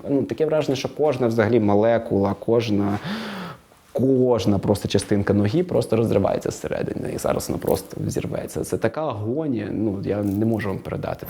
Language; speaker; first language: Ukrainian; non-native, local second language; Russian